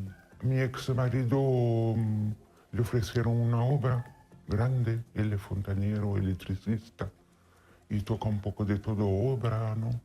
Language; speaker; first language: Spanish; non-native, fluent; Italian